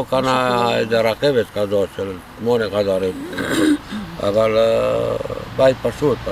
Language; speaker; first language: Hebrew; non-native, fluent; Romanian